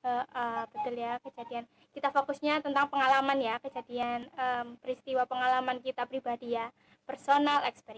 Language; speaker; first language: Indonesian; native; Indonesian